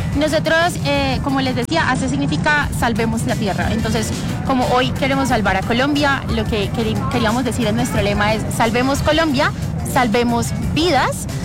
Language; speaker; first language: Spanish; native; Spanish